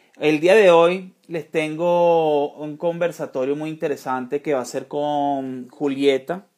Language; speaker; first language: Spanish; native; Spanish